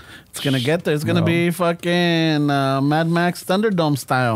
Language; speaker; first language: English; early bilingual, other home language; Spanish